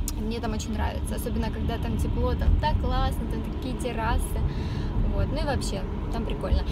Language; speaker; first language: Russian; native; Russian